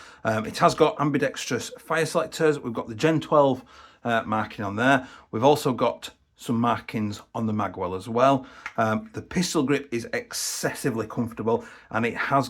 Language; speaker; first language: English; native; English